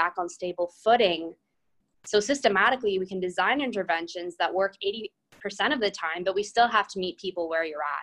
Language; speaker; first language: English; native; English